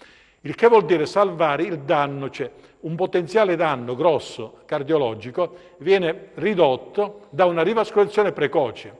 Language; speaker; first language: Italian; native; Italian